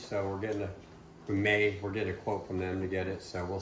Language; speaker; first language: English; native; English